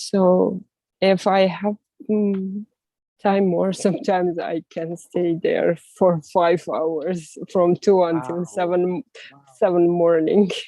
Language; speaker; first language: English; non-native, learner; Russian